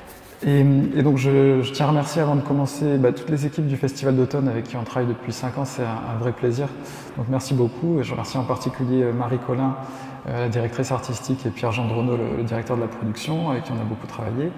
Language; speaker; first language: French; native; French